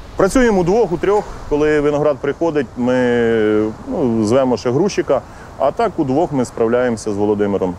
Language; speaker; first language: Ukrainian; native; Ukrainian